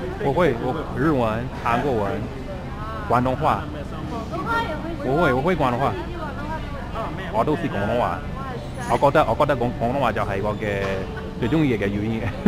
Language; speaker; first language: Cantonese; non-native, fluent; English